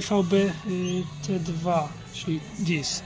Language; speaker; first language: English; non-native, learner; Polish